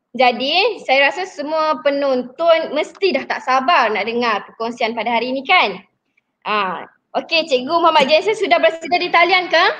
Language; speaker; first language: Malay; native; Malay